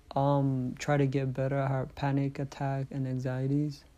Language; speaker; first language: English; non-native, fluent; Tigrinya